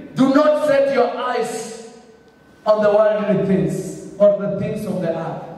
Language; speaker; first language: English; non-native, local second language; Swahili